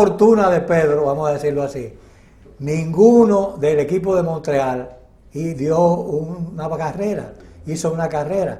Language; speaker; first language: Spanish; native; Spanish